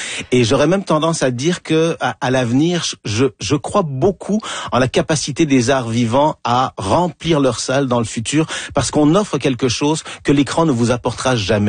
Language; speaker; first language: French; native; French